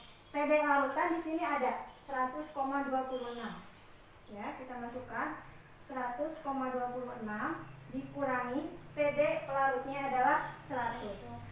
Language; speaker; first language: Indonesian; native; Indonesian